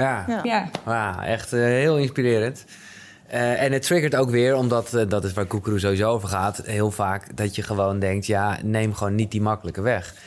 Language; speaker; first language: Dutch; native; Dutch